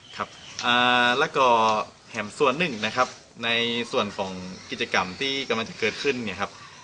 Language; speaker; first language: Thai; native; Thai